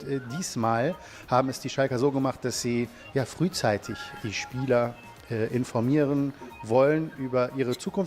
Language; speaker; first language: German; native; German